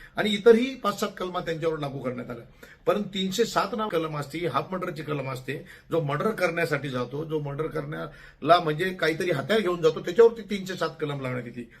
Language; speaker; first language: Marathi; non-native, local second language; Lambadi